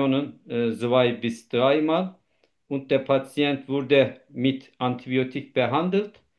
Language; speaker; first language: German; non-native, learner; Turkish